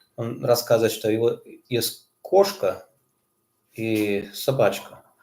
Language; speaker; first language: Russian; non-native, learner; English